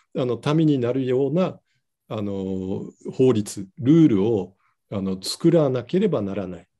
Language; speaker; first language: Japanese; non-native, fluent; Dutch